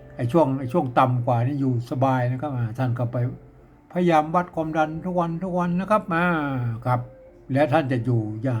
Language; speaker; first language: Thai; native; Thai